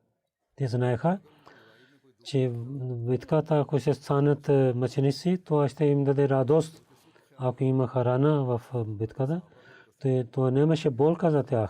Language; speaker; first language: Bulgarian; non-native, learner; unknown